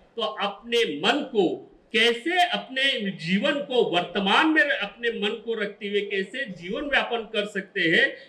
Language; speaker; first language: Hindi; non-native, local second language; Marathi